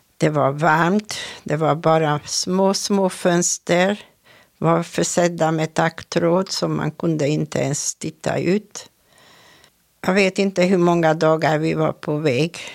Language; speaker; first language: Swedish; non-native, fluent; Hungarian